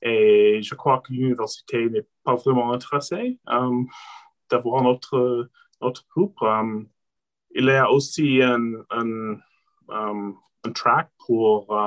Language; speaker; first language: French; non-native, local second language; English